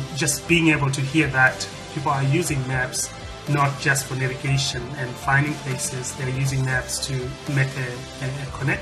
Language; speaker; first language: English; non-native, local second language; Shona